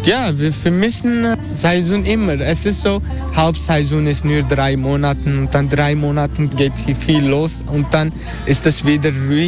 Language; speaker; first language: German; non-native, learner; Turkish